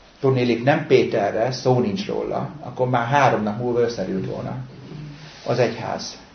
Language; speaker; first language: Hungarian; native; Hungarian